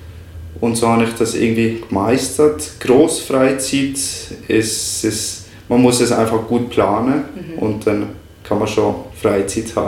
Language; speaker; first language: German; non-native, fluent; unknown